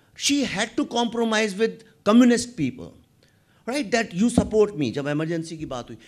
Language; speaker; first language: English; non-native, local second language; Hindi